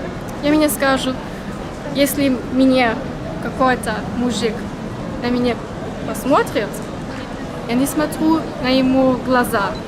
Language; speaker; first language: Russian; early bilingual, heritage; German